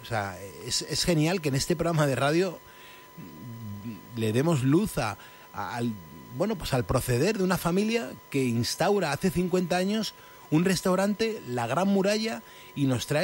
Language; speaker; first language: Spanish; native; Spanish